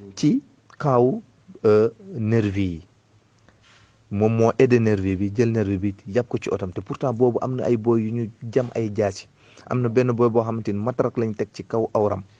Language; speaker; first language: Wolof; non-native, local second language; Fula